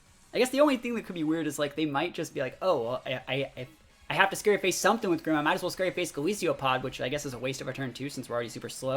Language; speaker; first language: English; native; English